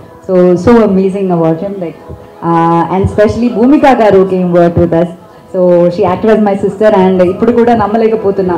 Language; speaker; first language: Telugu; non-native, fluent; Malayalam